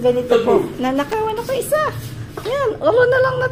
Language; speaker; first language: Filipino; native; Filipino